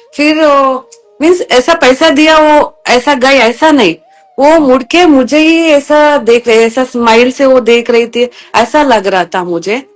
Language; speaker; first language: Hindi; non-native, local second language; Kannada